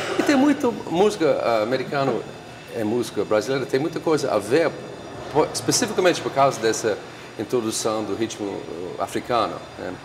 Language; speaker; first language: Portuguese; non-native, fluent; English